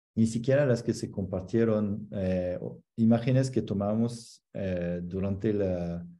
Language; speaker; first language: Spanish; non-native, fluent; French